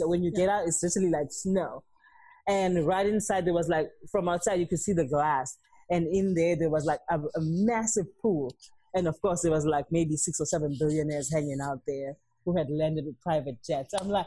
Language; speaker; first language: English; non-native, local second language; Zulu